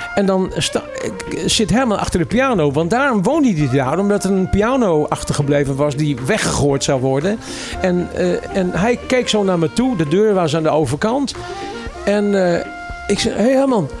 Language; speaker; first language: Dutch; native; Dutch